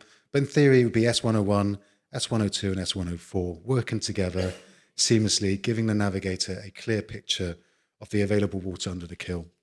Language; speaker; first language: English; native; English